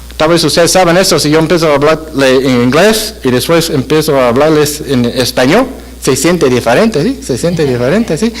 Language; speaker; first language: Spanish; non-native, fluent; English